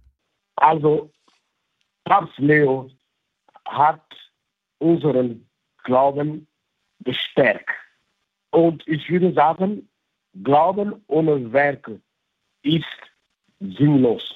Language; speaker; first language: German; non-native, fluent; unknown